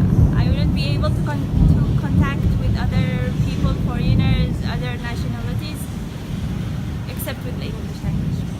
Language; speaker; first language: English; non-native, fluent; Arabic